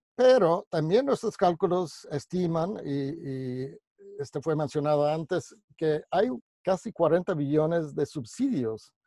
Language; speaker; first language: Spanish; non-native, fluent; English